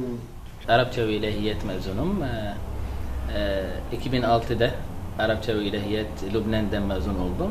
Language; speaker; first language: Turkish; non-native, learner; Arabic